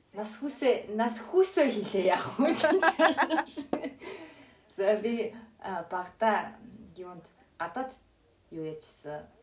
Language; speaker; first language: Mongolian; early bilingual, heritage; Mongolian